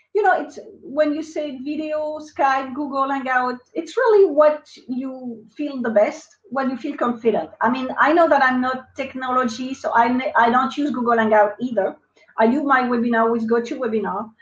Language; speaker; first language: English; non-native, fluent; French